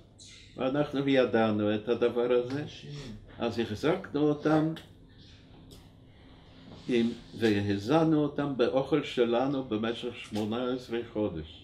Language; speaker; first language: Hebrew; non-native, fluent; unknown